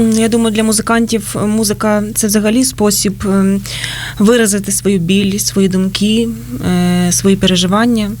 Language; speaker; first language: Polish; non-native, learner; Ukrainian